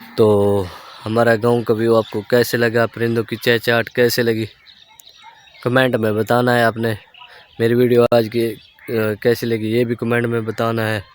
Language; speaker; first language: Urdu; non-native, local second language; Saraiki